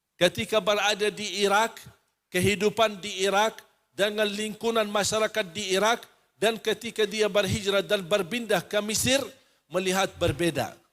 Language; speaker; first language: Indonesian; non-native, fluent; Arabic